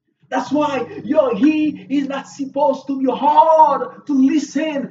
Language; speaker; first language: English; non-native, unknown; Haitian Creole